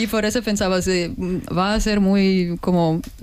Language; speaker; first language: Spanish; non-native, learner; Russian